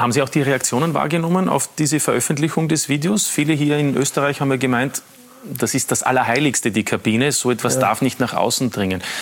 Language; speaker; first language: German; native; German